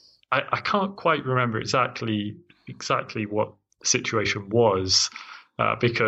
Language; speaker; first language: English; native; English